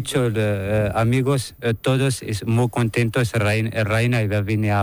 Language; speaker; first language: Spanish; non-native, learner; Arabic